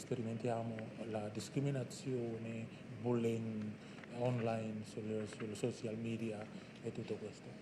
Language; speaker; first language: Italian; non-native, learner; Indonesian